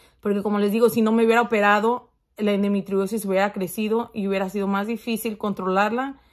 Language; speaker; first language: Spanish; early bilingual, heritage; Spanish